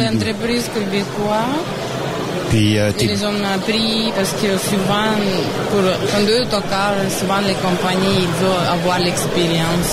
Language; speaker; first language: French; non-native, learner; Russian